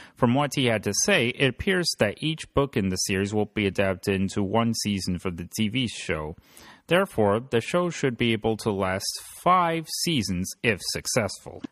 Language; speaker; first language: English; native; English